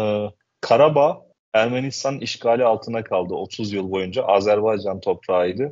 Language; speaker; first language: Turkish; native; Turkish